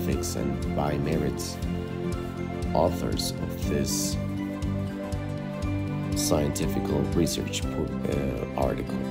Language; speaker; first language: English; non-native, fluent; Spanish